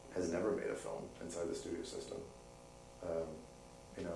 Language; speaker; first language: English; native; English